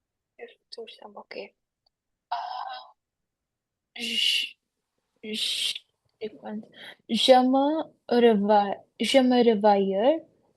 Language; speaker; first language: French; non-native, learner; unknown